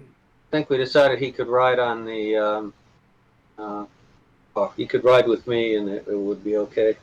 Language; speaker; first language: English; native; English